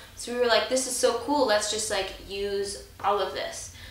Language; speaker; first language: English; native; English